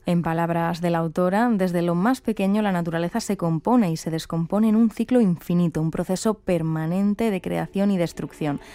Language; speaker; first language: Spanish; native; Spanish